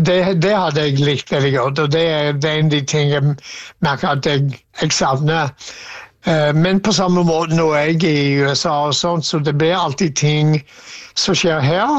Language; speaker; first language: Norwegian; non-native, fluent; English